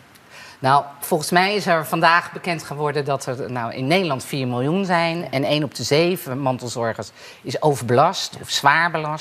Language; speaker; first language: Dutch; native; Dutch